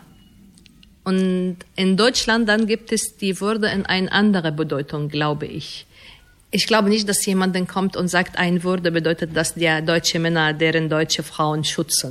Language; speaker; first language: German; non-native, fluent; Arabic